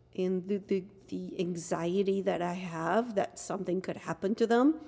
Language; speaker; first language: English; non-native, fluent; French